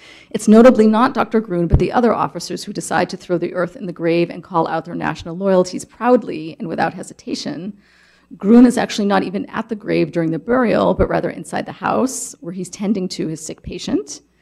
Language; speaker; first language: English; native; English